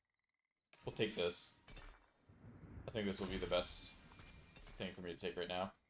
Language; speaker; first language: English; native; English